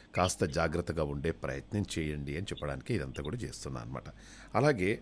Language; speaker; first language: Telugu; native; Telugu